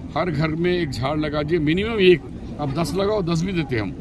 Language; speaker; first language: Hindi; non-native, local second language; Telugu